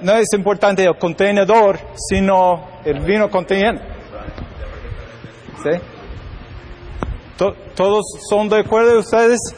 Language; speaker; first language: Spanish; non-native, learner; English